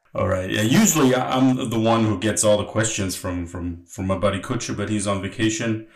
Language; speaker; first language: English; non-native, fluent; German